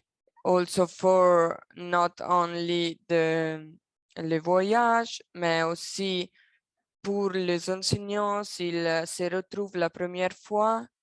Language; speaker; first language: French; non-native, local second language; Italian